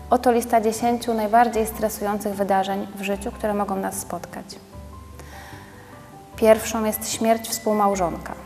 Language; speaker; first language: Polish; native; Polish